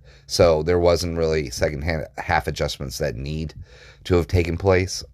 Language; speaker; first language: English; native; English